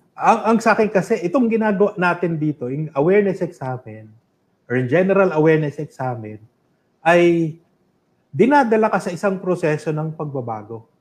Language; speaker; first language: Filipino; native; Filipino